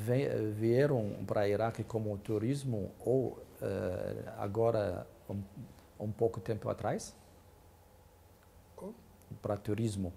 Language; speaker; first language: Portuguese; non-native, fluent; Arabic